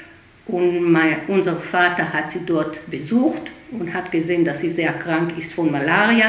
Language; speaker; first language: German; early bilingual, heritage; German